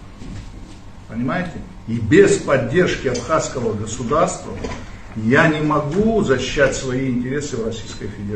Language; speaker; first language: Russian; non-native, local second language; Abkhazian